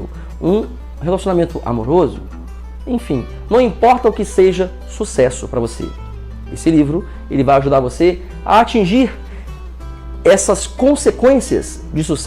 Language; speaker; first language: Portuguese; native; Portuguese